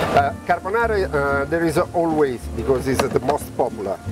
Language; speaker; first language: English; non-native, learner; Italian